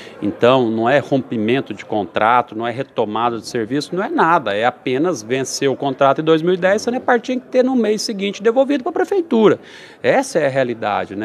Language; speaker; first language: Portuguese; native; Portuguese